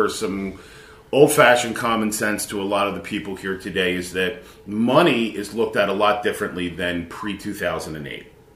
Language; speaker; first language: English; native; English